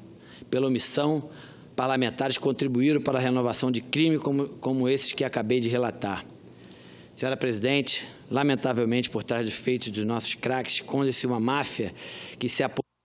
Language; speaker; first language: Portuguese; native; Portuguese